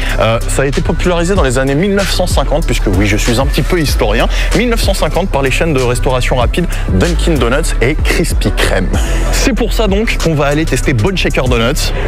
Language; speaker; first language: French; native; French